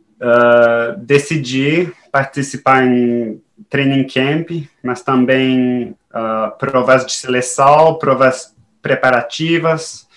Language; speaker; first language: Portuguese; non-native, fluent; French